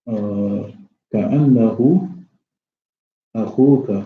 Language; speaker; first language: Arabic; non-native, learner; English